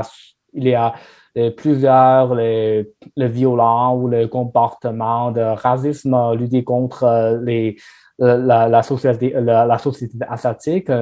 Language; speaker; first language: French; non-native, learner; Chinese